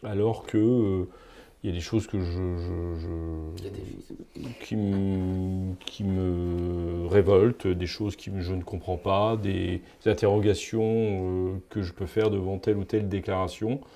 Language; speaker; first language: French; native; French